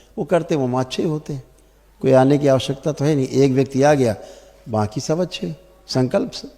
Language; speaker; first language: Hindi; native; Hindi